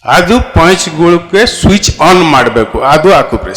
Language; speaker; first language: Kannada; non-native, local second language; Odia